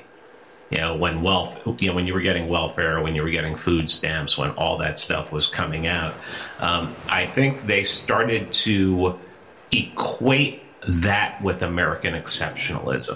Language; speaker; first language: English; native; English